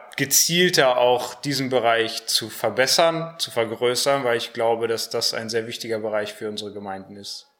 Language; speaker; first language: German; native; German